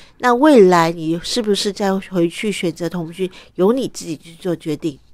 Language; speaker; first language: Chinese; early bilingual, other home language; Cantonese